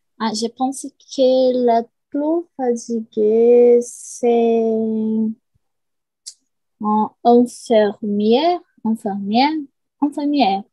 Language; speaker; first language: French; non-native, learner; Portuguese